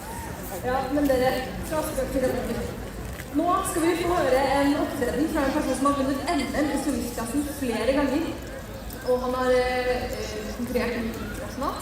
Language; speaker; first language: Norwegian; native; Norwegian